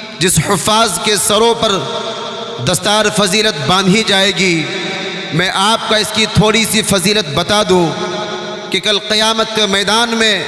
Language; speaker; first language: Urdu; non-native, local second language; Bangla